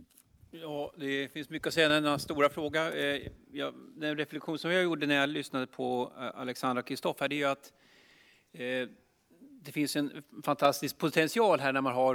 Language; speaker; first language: Swedish; native; Swedish